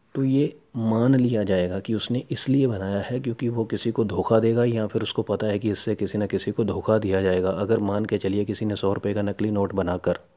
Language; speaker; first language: Hindi; non-native, local second language; Punjabi